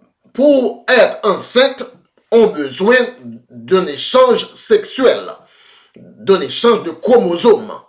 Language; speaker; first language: French; non-native, local second language; Haitian Creole